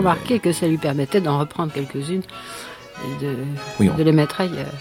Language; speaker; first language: French; native; French